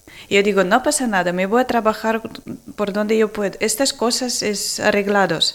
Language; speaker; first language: Spanish; non-native, learner; Ukrainian